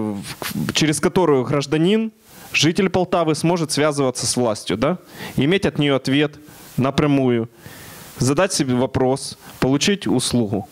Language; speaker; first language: Russian; non-native, local second language; Ukrainian